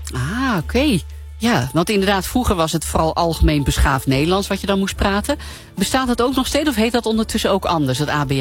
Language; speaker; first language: Dutch; native; Dutch